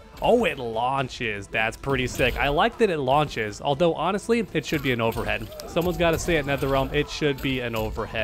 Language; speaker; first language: English; native; English